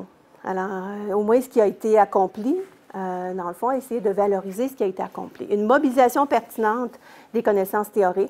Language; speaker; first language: French; native; French